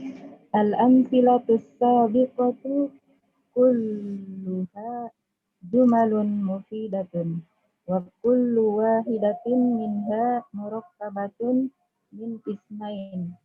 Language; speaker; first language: Arabic; non-native, learner; Indonesian